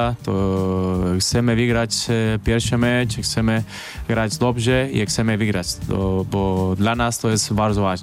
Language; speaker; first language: Polish; non-native, learner; Spanish